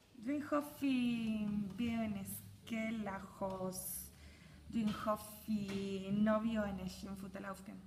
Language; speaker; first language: Welsh; non-native, learner; Spanish